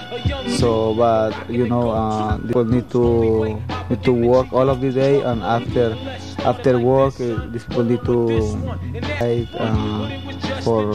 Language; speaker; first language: English; non-native, learner; Spanish